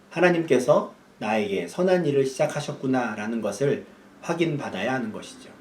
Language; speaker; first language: Korean; native; Korean